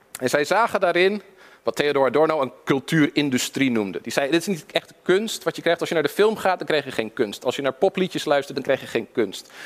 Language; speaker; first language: Dutch; early bilingual, other home language; English